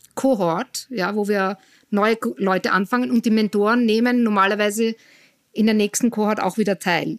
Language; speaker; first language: German; native; German